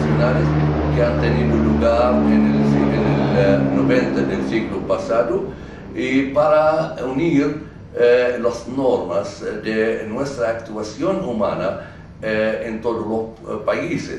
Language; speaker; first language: Spanish; non-native, fluent; Arabic